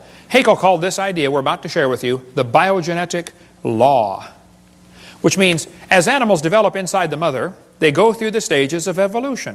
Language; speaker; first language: English; native; English